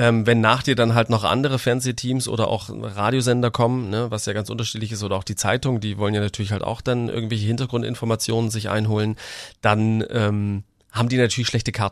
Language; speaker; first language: German; native; German